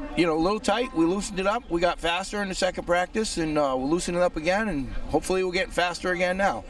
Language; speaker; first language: English; native; English